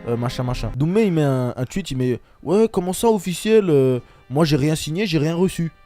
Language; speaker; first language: French; early bilingual, other home language; Chechen